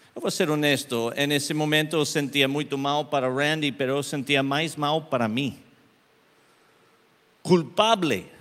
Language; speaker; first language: Portuguese; non-native, learner; Spanish